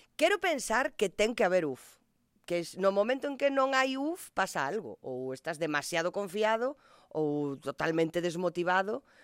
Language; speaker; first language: Galician; non-native, local second language; Spanish